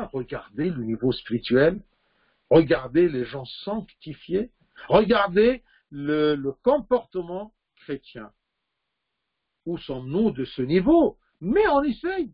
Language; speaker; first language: French; non-native, fluent; Arabic